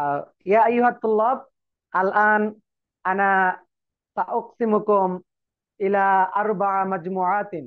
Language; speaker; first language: Arabic; non-native, learner; Bangla